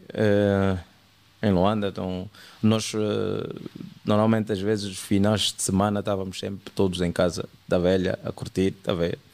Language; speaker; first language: Portuguese; native; Portuguese